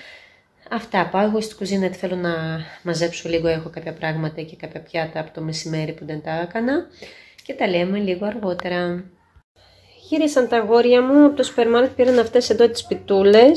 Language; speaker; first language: Greek; native; Greek